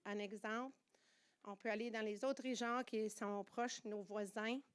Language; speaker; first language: French; non-native, fluent; English